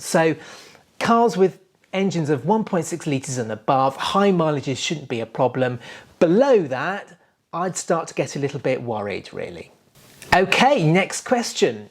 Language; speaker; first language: English; native; English